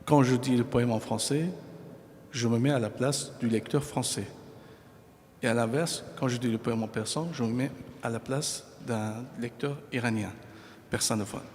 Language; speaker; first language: French; non-native, fluent; Persian